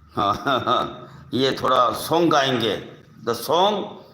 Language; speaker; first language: Hindi; non-native, local second language; Gujarati